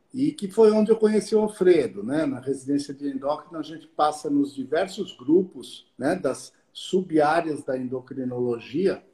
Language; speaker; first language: Portuguese; native; Portuguese